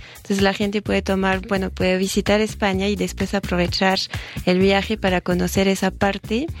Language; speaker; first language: Spanish; non-native, fluent; French